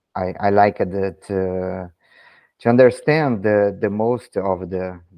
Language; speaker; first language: English; non-native, learner; Portuguese